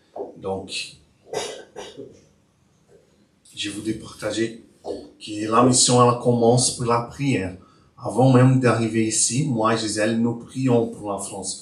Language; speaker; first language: French; non-native, learner; Portuguese